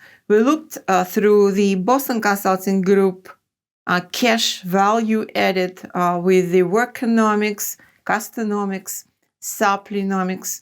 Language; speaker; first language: English; non-native, fluent; Russian